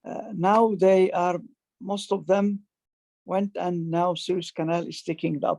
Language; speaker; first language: English; non-native, fluent; Arabic